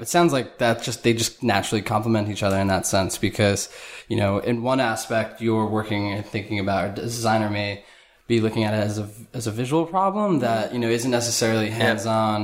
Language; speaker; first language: English; native; English